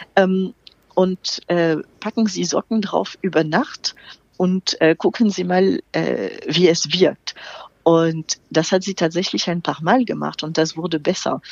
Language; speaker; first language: German; non-native, fluent; French